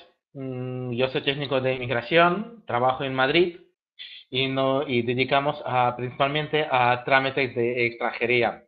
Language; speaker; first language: Spanish; native; Spanish